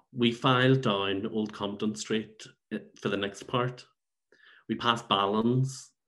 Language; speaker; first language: English; native; English